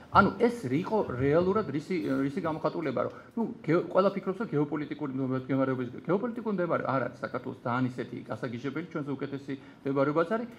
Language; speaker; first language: Georgian; native; Georgian